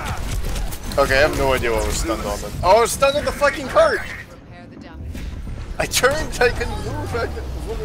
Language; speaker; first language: English; native; English